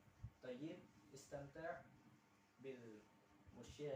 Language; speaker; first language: Arabic; non-native, learner; Indonesian